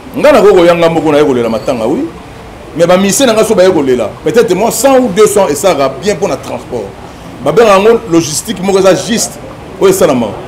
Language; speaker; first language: Lingala; native; Lingala